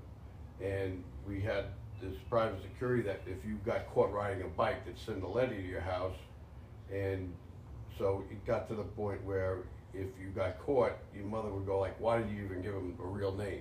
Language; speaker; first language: English; native; English